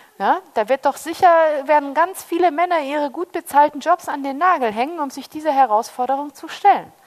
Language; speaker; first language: German; early bilingual, heritage; German